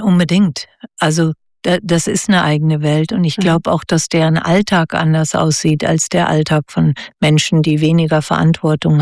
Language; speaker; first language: German; native; German